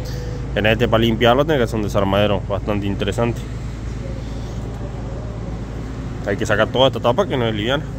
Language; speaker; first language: Spanish; native; Spanish